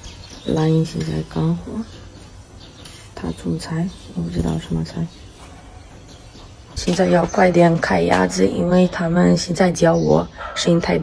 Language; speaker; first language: Chinese; non-native, learner; Ukrainian